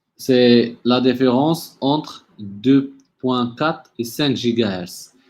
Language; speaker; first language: French; non-native, local second language; Arabic